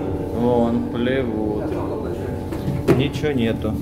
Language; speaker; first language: Russian; native; Russian